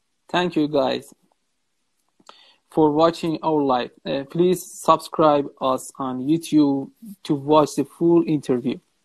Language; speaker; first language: English; non-native, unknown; Persian